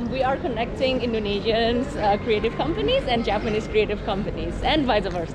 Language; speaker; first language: English; non-native, local second language; Indonesian